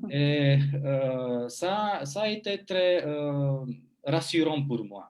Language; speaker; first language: French; non-native, fluent; Romanian